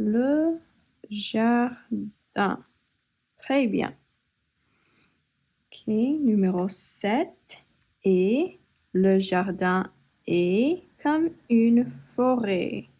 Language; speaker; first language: French; non-native, fluent; English